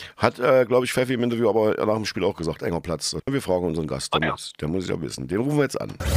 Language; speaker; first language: German; native; German